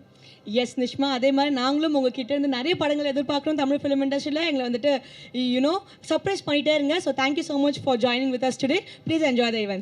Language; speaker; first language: Tamil; native; Tamil